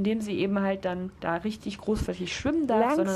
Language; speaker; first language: German; native; German